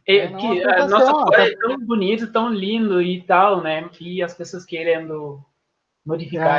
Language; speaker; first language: Portuguese; non-native, fluent; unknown